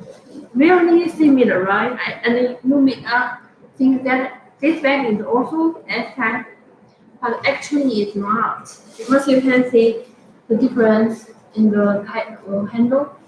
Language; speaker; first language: English; non-native, fluent; Chinese